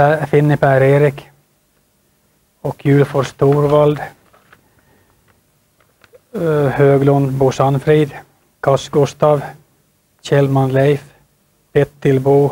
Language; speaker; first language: Swedish; native; Swedish